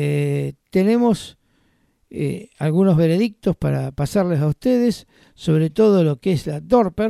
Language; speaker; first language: Spanish; native; Spanish